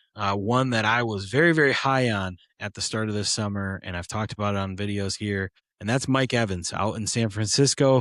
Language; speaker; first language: English; native; English